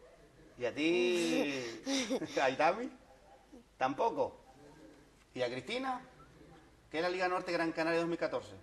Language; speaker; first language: Spanish; native; Spanish